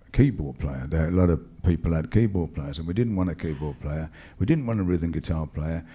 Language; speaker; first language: English; native; English